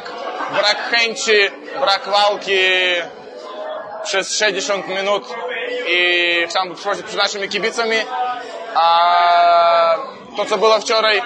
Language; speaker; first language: Polish; non-native, fluent; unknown